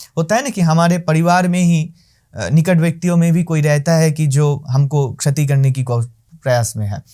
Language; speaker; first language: Hindi; non-native, local second language; Bangla